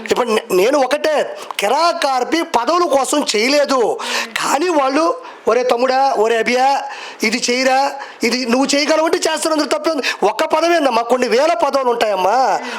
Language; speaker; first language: Telugu; native; Telugu